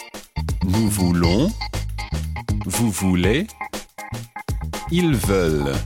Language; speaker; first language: French; non-native, fluent; English